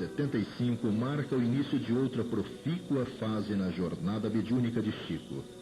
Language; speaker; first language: Portuguese; native; Portuguese